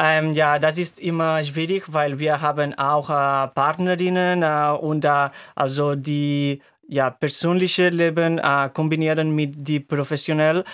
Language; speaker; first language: German; non-native, fluent; Spanish